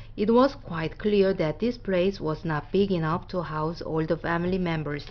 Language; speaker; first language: English; non-native, fluent; Korean